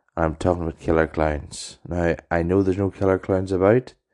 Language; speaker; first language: English; native; English